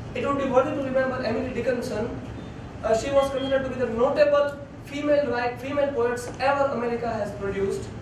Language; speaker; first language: English; non-native, local second language; Gujarati